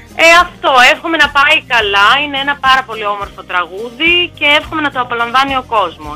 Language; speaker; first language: Greek; early bilingual, heritage; Russian